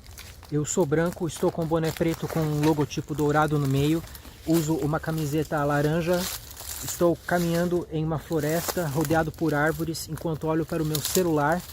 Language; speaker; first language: Portuguese; native; Portuguese